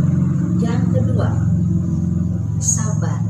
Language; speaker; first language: Indonesian; native; Indonesian